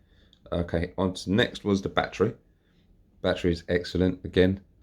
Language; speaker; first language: English; native; English